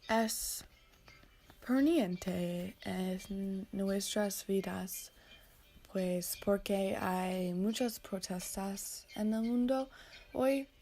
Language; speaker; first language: Spanish; non-native, learner; English